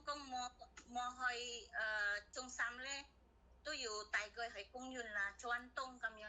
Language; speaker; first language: Cantonese; non-native, fluent; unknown